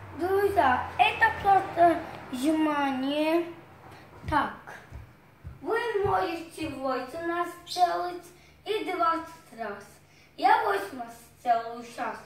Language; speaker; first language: Russian; non-native, learner; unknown